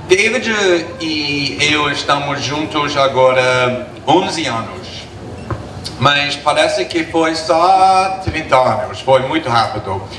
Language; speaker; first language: Portuguese; non-native, fluent; English